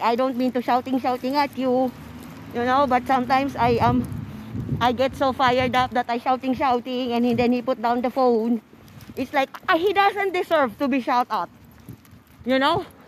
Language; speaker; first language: English; non-native, local second language; Filipino